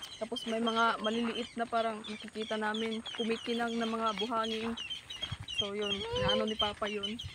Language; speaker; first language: Filipino; non-native, local second language; Surigaonon